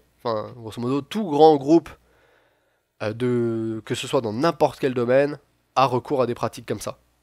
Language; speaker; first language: French; native; French